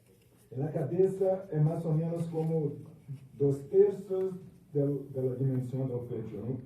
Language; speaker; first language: Spanish; non-native, fluent; Portuguese